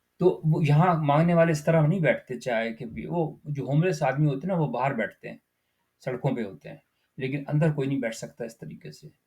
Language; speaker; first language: Urdu; native; Urdu